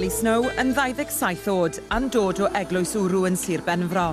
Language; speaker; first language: Welsh; native; Welsh